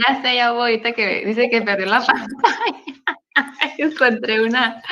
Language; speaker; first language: Spanish; native; Spanish